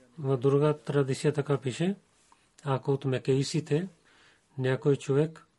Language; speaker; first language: Bulgarian; non-native, learner; Urdu